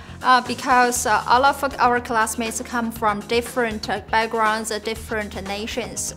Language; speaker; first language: English; non-native, fluent; Chinese